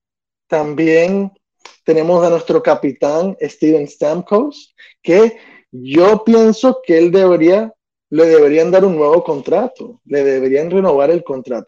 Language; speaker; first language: Spanish; early bilingual, other home language; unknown